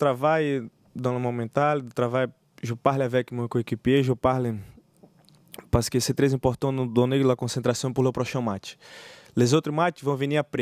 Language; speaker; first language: French; non-native, learner; Portuguese